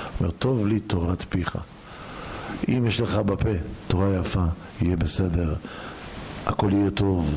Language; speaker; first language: Hebrew; native; Hebrew